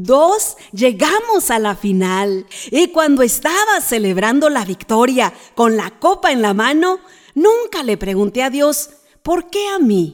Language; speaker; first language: Spanish; native; Spanish